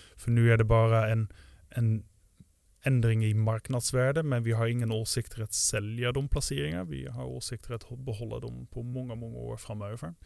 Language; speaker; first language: Swedish; non-native, fluent; Dutch